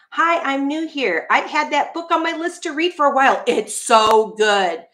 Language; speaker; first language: English; native; English